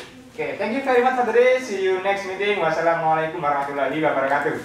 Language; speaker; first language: English; non-native, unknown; Indonesian